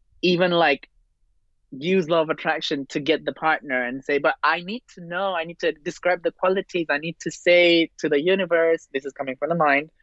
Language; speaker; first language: English; non-native, fluent; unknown